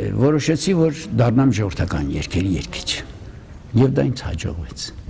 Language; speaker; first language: Armenian; early bilingual, heritage; Armenian